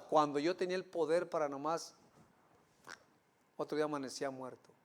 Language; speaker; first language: Spanish; native; Spanish